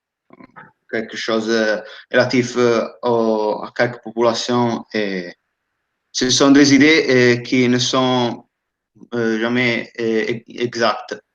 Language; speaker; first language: French; non-native, fluent; Italian